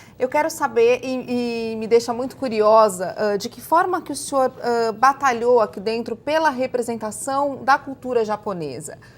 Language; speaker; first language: Portuguese; native; Portuguese